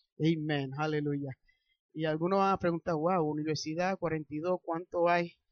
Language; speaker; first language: Spanish; early bilingual, heritage; Spanish